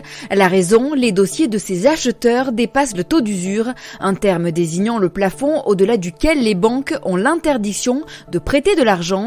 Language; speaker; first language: French; native; French